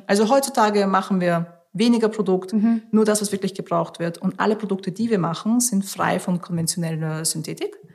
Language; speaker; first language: German; early bilingual, other home language; Russian